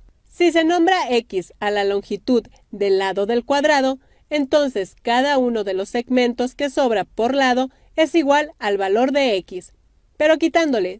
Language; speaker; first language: Spanish; native; Spanish